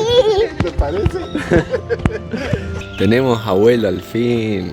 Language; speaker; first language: Spanish; native; Spanish